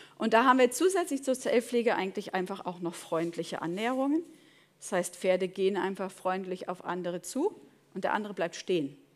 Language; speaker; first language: German; native; German